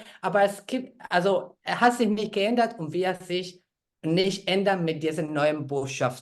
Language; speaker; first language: German; non-native, fluent; Spanish